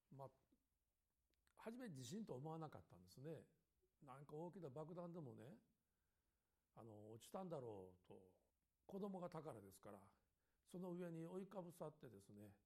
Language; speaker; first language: Japanese; native; Japanese